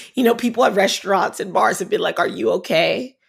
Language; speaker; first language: English; native; English